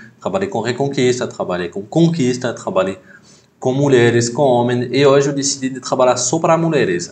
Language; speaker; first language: Portuguese; non-native, fluent; French